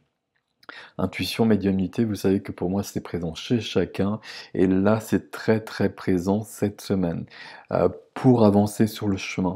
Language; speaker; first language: French; native; French